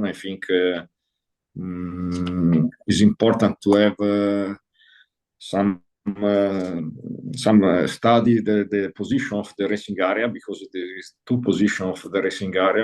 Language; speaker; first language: English; non-native, learner; Italian